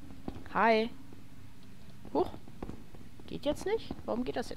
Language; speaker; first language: German; native; German